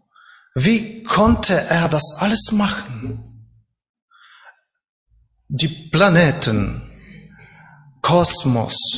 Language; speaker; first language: German; non-native, learner; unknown